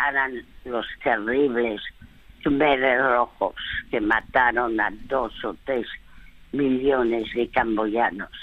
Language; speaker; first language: Spanish; early bilingual, other home language; French